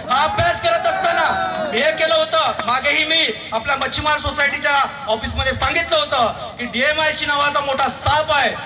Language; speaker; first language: Marathi; native; Marathi